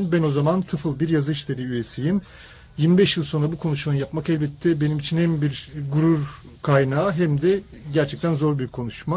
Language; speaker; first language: Turkish; native; Turkish